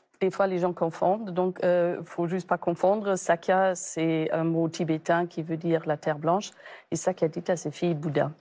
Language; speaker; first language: French; non-native, fluent; German